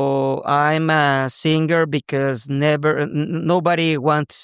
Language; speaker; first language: English; non-native, local second language; Spanish